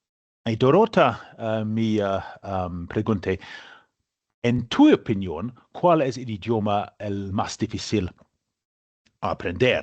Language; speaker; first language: Spanish; non-native, learner; English